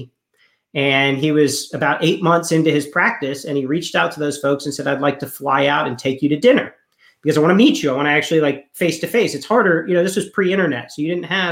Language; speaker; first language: English; native; English